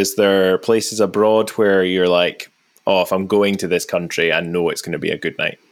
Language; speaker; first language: English; native; English